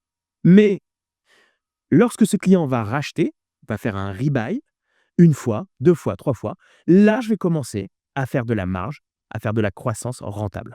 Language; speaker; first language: French; native; French